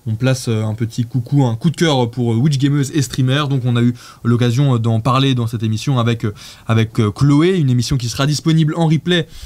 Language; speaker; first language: French; native; French